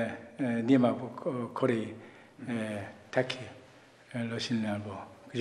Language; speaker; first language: Polish; non-native, fluent; Korean